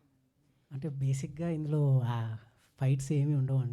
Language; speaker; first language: Telugu; native; Telugu